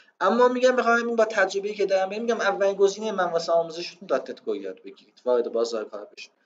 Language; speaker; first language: Persian; non-native, local second language; Azerbaijani